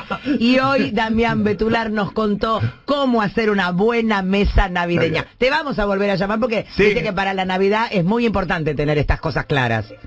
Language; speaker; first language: Spanish; native; Spanish